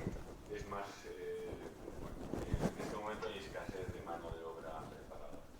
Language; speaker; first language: Spanish; native; Spanish